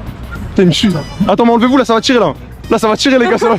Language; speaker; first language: French; native; French